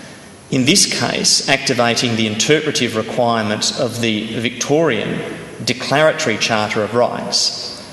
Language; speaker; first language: English; native; English